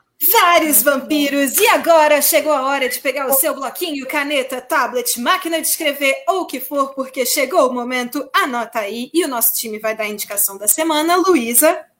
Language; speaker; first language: Portuguese; native; Portuguese